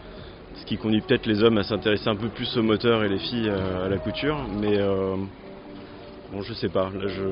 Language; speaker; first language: French; native; French